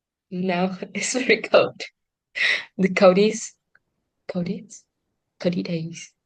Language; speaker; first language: English; non-native, learner; Vietnamese